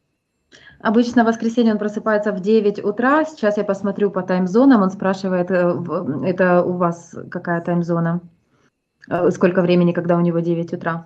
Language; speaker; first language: Russian; native; Russian